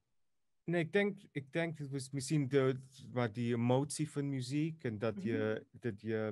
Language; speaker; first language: Dutch; non-native, fluent; Greek